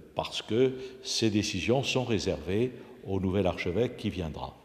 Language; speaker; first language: French; native; French